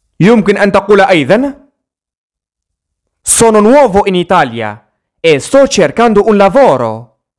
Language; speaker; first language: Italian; non-native, fluent; Arabic